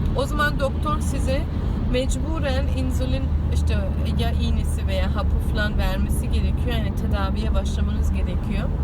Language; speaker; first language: Turkish; native; Turkish